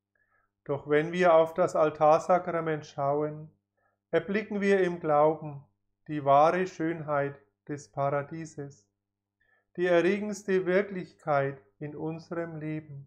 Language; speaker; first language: German; native; German